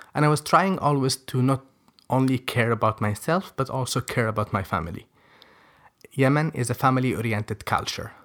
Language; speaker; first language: English; non-native, fluent; Arabic